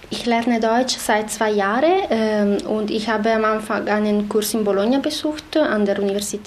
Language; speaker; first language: German; non-native, learner; Italian